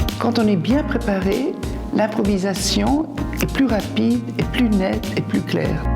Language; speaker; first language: French; non-native, fluent; Italian